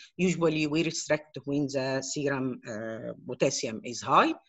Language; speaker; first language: English; non-native, fluent; Arabic